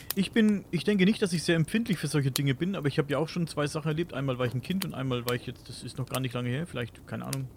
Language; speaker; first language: German; native; German